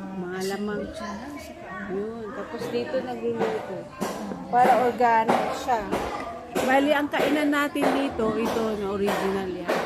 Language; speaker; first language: Filipino; non-native, local second language; Pangasinan